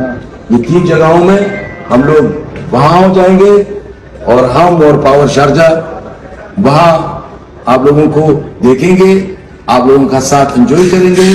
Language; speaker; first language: Hindi; non-native, fluent; Arabic